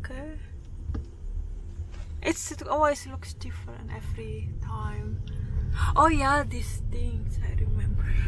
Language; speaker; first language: English; non-native, fluent; Indonesian